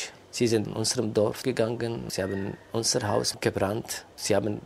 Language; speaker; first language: German; non-native, fluent; Kurdish